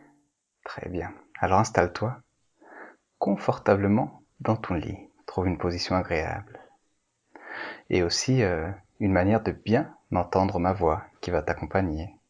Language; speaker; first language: French; native; French